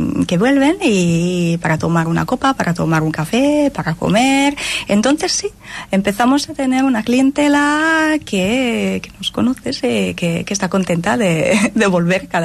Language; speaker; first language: Spanish; non-native, fluent; Italian